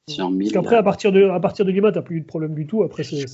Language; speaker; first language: French; native; French